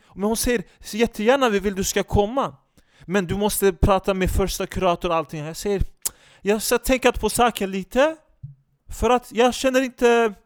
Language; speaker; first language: Swedish; non-native, fluent; Turkish